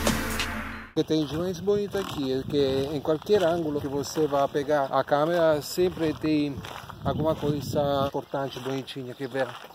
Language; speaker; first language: Portuguese; non-native, learner; Italian